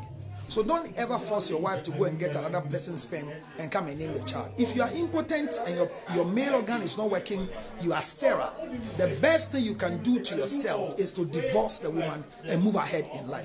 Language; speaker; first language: English; non-native, local second language; Akan